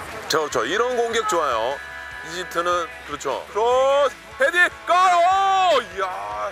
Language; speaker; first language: Korean; native; Korean